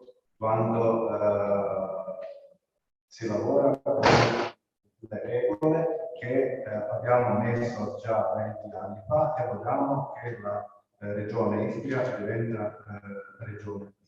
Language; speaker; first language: Italian; non-native, local second language; Croatian